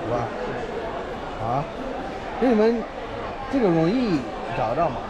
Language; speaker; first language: Chinese; non-native, learner; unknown